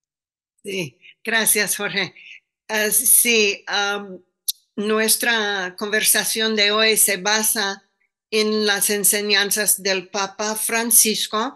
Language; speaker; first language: Spanish; non-native, fluent; English